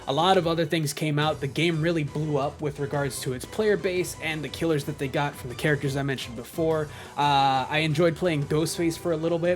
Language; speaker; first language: English; native; English